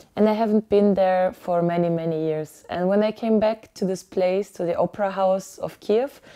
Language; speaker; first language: English; early bilingual, other home language; Ukrainian